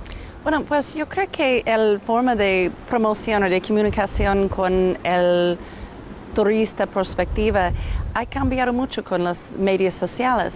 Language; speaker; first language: Spanish; non-native, learner; English